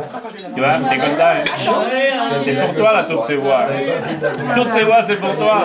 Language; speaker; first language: French; native; French